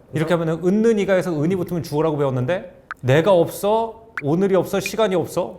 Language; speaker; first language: Korean; native; Korean